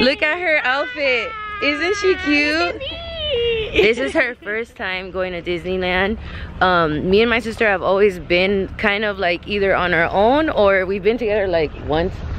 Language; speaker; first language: English; early bilingual, other home language; Spanish